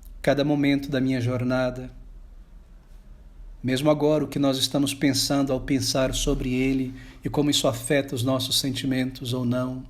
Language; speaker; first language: Portuguese; native; Portuguese